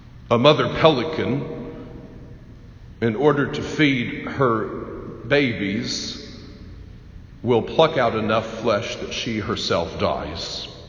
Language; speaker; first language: English; native; English